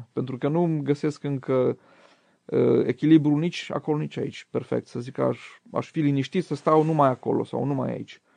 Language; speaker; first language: Romanian; native; Romanian